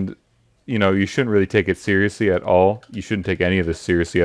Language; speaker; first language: English; native; English